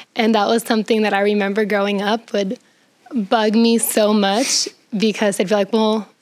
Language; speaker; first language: English; early bilingual, other home language; Spanish